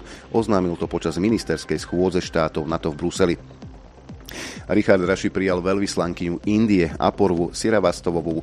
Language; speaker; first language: Slovak; native; Slovak